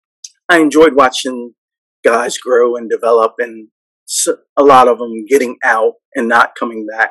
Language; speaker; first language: English; native; English